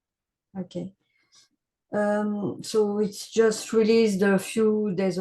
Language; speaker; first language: English; non-native, learner; French